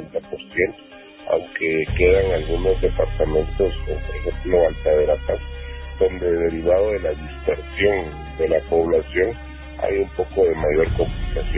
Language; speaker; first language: Spanish; native; Spanish